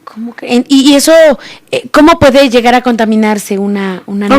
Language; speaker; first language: Spanish; native; Spanish